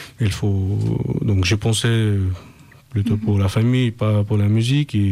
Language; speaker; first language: French; non-native, learner; Russian